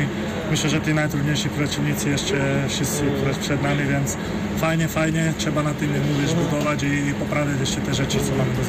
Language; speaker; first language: Polish; non-native, fluent; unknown